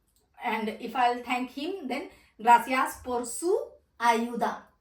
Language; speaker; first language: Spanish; non-native, fluent; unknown